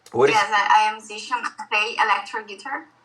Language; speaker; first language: English; non-native, learner; Portuguese